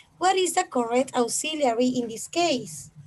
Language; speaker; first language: English; non-native, fluent; Spanish